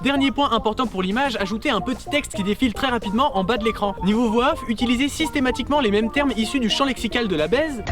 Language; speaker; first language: French; native; French